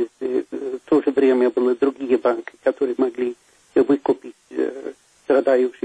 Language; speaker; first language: Russian; non-native, fluent; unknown